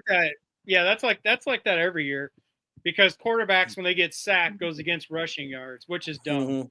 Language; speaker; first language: English; native; English